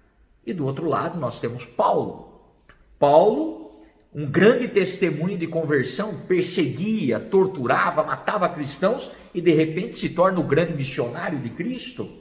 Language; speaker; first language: Portuguese; native; Portuguese